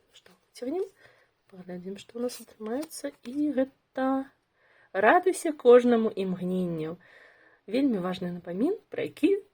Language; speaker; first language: Belarusian; non-native, local second language; Russian